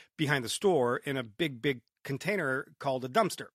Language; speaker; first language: English; early bilingual, other home language; Romanian